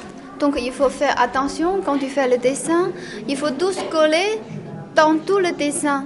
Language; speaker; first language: French; non-native, fluent; Chinese